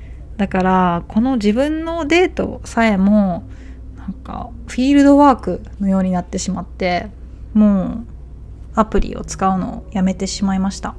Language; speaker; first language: Japanese; native; Japanese